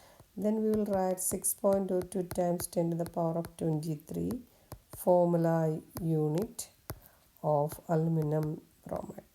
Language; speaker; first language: English; non-native, local second language; Malayalam